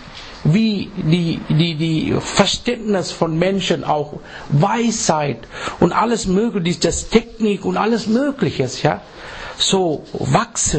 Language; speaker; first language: German; non-native, learner; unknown